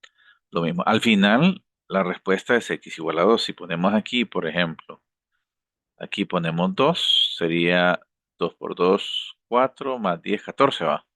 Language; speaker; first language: Spanish; native; Spanish